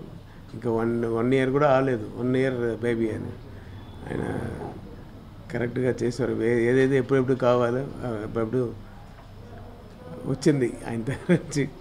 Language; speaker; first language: Telugu; non-native, learner; Tamil